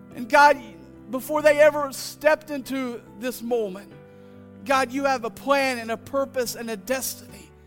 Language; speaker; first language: English; native; English